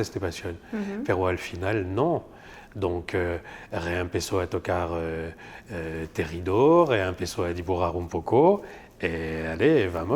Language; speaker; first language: Spanish; non-native, fluent; French